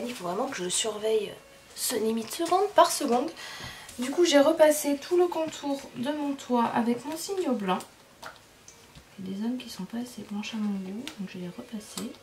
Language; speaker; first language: French; native; French